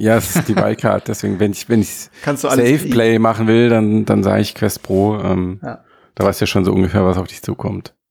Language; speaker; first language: German; native; German